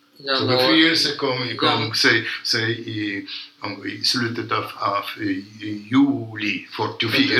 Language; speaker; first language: Swedish; non-native, fluent; Polish